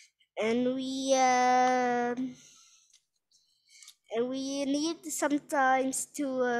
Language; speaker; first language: English; non-native, learner; Vietnamese